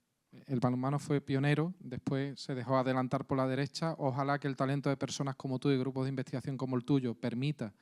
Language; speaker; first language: Spanish; native; Spanish